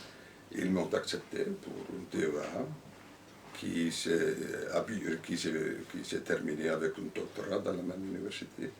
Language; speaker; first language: French; non-native, fluent; Icelandic